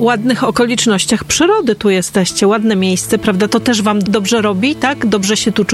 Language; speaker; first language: Polish; native; Polish